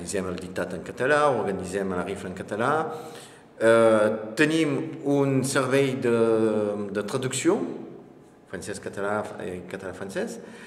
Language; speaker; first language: Catalan; non-native, local second language; French